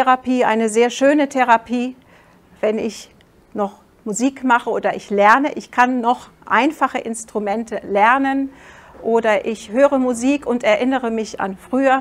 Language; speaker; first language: German; non-native, fluent; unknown